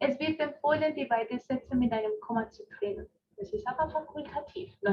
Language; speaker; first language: German; non-native, fluent; Spanish